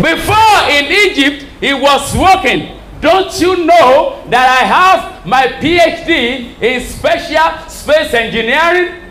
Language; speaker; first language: English; non-native, local second language; Yoruba